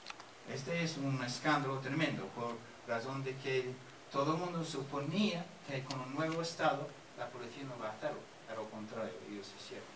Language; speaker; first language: Spanish; non-native, fluent; English